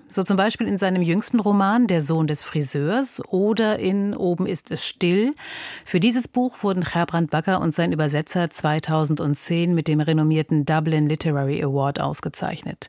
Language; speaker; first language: German; native; German